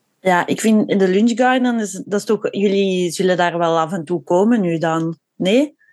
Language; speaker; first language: Dutch; native; Dutch